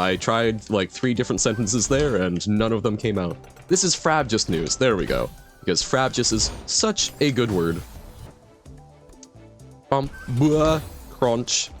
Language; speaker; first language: English; native; English